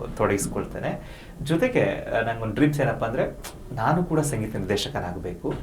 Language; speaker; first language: Kannada; native; Kannada